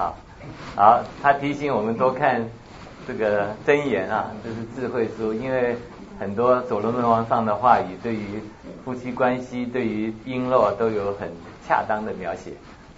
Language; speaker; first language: Chinese; native; Chinese